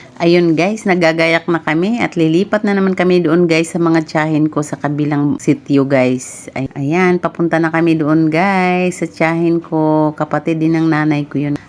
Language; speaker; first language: Filipino; non-native, local second language; Cebuano